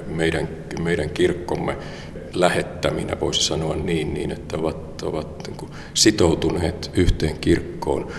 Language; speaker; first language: Finnish; native; Finnish